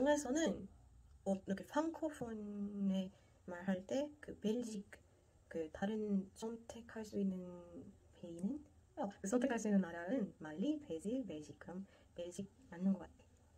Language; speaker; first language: Korean; non-native, fluent; Portuguese